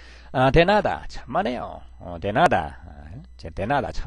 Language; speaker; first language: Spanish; non-native, fluent; Korean